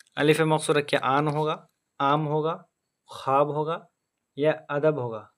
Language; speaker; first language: Hindi; native; Hindi